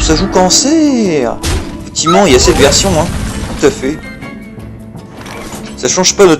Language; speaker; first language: French; native; French